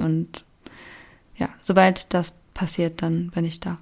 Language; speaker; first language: German; native; German